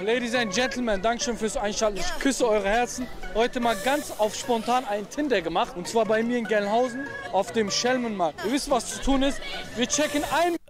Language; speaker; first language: German; native; German